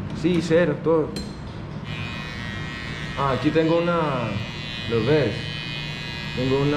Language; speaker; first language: Spanish; non-native, learner; Greek